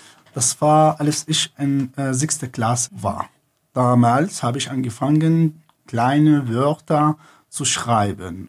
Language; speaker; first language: German; non-native, fluent; Arabic